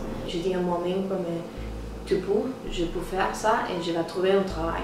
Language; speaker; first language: French; non-native, learner; Spanish